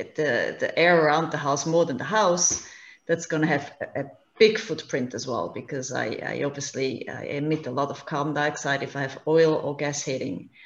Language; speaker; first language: English; non-native, fluent; German